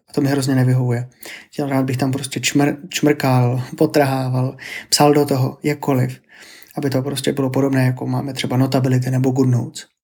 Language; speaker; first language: Czech; native; Czech